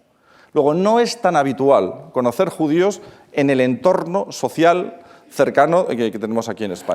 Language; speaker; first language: Spanish; native; Spanish